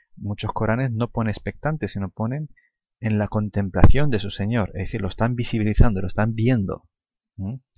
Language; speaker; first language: Spanish; non-native, fluent; Arabic